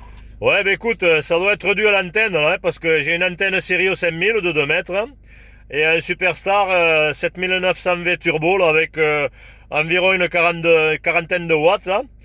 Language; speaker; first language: French; native; French